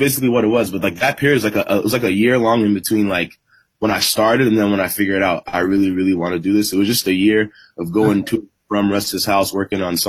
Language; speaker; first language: English; native; English